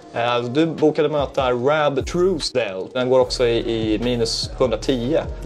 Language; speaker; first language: Swedish; native; Swedish